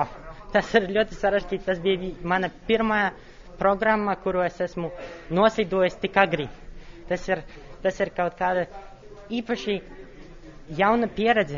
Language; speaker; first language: Latvian; non-native, local second language; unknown